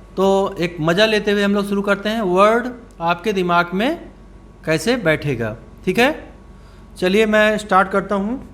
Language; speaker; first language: Hindi; native; Hindi